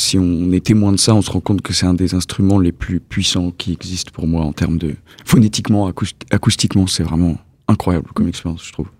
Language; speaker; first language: French; native; French